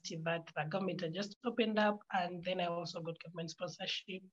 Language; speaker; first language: English; non-native, local second language; Ganda